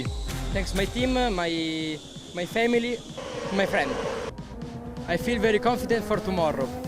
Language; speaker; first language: English; non-native, learner; Spanish